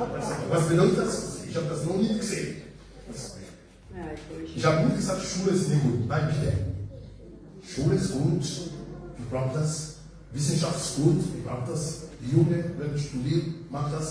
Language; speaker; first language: German; non-native, learner; French